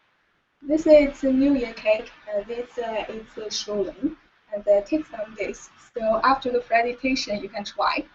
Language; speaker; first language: English; non-native, learner; Chinese